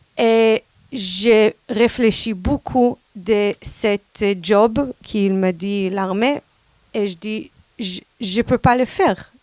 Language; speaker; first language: French; non-native, fluent; Hebrew